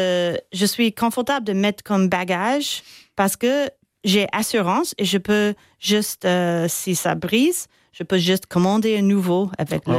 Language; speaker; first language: French; non-native, fluent; English